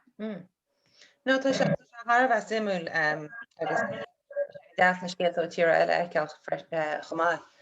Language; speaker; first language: Irish; native; Irish